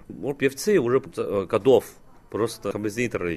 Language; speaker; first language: Russian; non-native, learner; Chinese